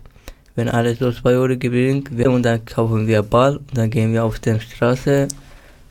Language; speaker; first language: German; non-native, learner; Turkish